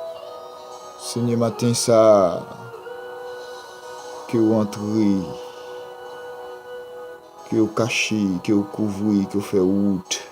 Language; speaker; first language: French; non-native, local second language; Haitian Creole